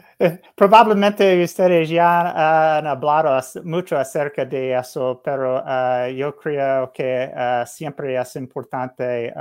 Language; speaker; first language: Spanish; non-native, learner; English